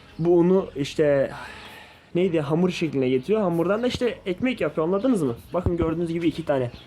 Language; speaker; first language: Turkish; non-native, local second language; Kurdish